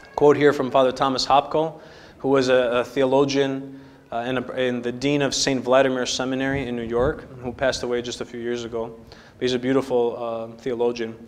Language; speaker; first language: English; native; English